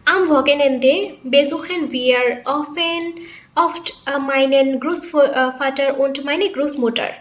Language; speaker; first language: German; non-native, fluent; Bangla